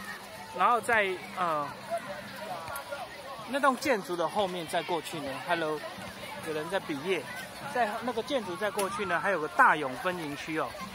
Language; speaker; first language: Chinese; native; Chinese